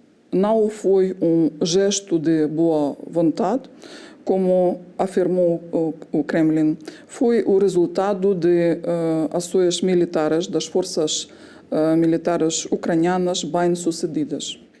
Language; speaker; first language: Portuguese; non-native, fluent; Ukrainian